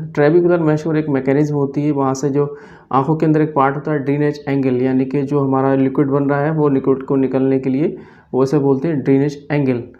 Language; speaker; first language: Hindi; native; Hindi